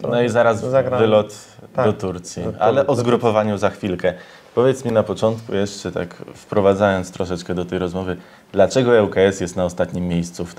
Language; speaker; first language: Polish; native; Polish